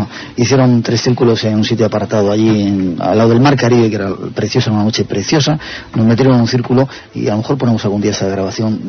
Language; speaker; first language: Spanish; native; Spanish